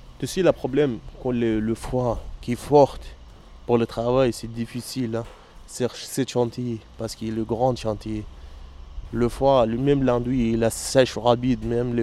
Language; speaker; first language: French; non-native, learner; Arabic